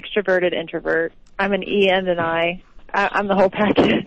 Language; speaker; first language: English; native; English